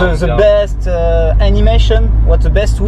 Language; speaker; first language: English; non-native, learner; French